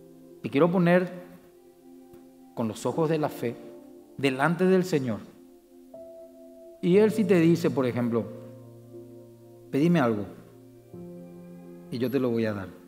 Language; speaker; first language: Spanish; native; Spanish